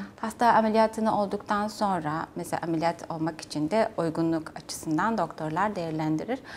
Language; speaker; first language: Turkish; non-native, fluent; Mongolian